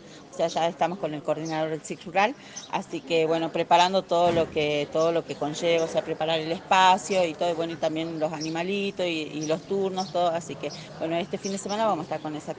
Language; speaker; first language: Spanish; native; Spanish